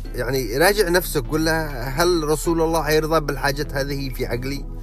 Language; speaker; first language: Arabic; early bilingual, heritage; Arabic